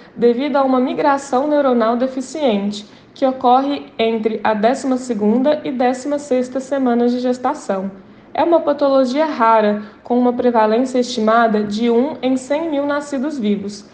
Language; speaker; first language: Portuguese; native; Portuguese